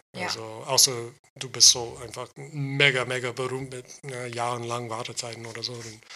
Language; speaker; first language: German; non-native, fluent; English